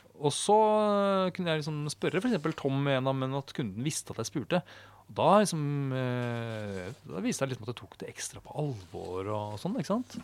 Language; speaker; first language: Norwegian; native; Norwegian